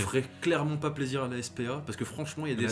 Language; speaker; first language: French; native; French